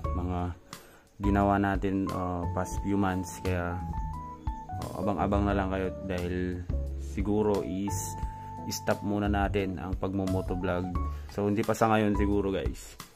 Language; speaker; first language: Filipino; non-native, local second language; Pangasinan